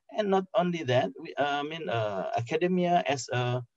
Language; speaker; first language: English; non-native, fluent; Indonesian